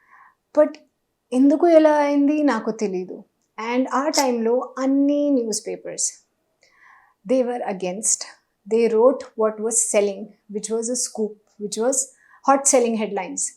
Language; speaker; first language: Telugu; non-native, learner; Hindi